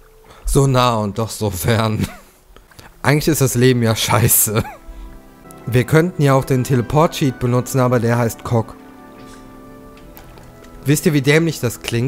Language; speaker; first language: German; native; German